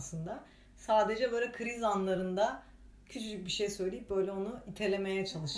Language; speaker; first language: Turkish; non-native, fluent; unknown